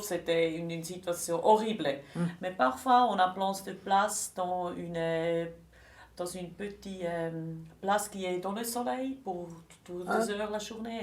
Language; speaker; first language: French; non-native, local second language; German